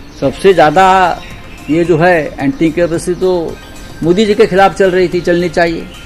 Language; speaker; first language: Hindi; non-native, local second language; Marathi